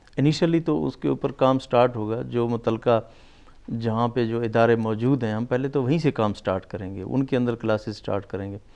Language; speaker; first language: Urdu; non-native, local second language; Baluchi